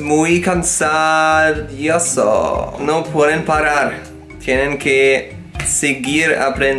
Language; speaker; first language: Spanish; non-native, learner; German